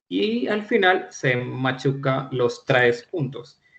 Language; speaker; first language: Spanish; non-native, fluent; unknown